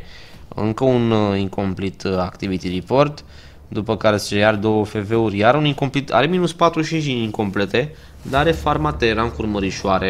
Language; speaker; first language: Romanian; native; Romanian